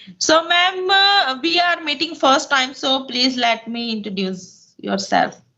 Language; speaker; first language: English; non-native, local second language; Hindi